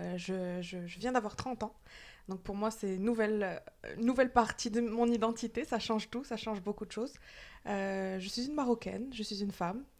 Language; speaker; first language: French; non-native, local second language; Arabic